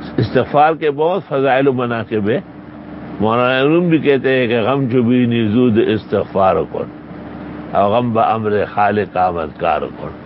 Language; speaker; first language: Urdu; non-native, local second language; Pashto